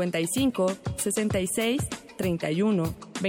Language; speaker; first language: Spanish; native; Spanish